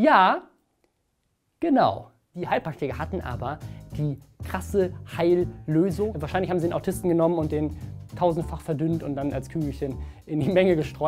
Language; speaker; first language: German; native; German